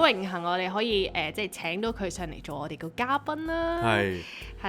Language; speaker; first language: Cantonese; native; Cantonese